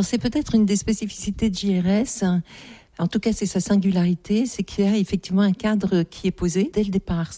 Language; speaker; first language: French; native; French